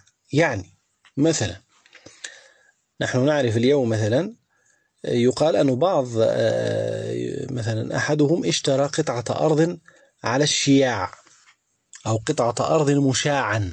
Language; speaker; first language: Arabic; native; Arabic